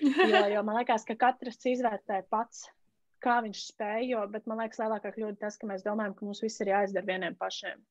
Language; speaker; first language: Latvian; native; Latvian